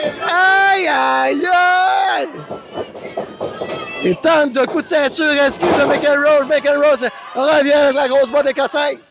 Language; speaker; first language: French; native; French